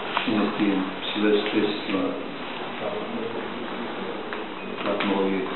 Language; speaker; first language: Greek; non-native, fluent; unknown